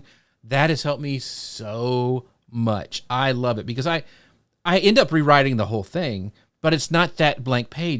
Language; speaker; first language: English; native; English